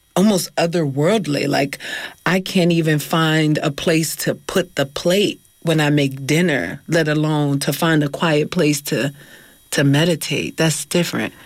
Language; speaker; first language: English; native; English